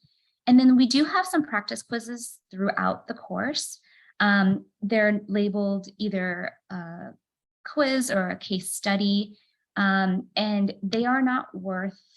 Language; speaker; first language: English; native; English